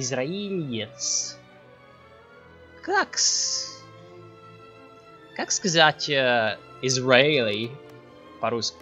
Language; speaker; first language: Russian; non-native, learner; English